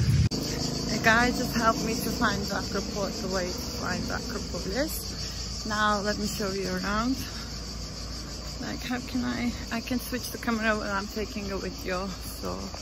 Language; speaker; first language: English; non-native, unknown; Turkish